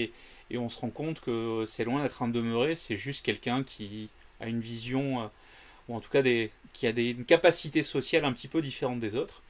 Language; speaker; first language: French; native; French